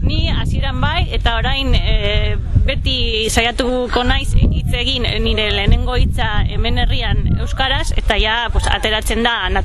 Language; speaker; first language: Basque; non-native, learner; Spanish